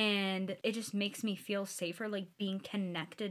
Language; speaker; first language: English; native; English